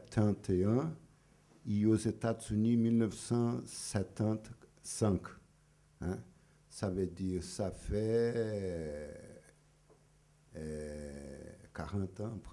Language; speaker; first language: French; non-native, fluent; Portuguese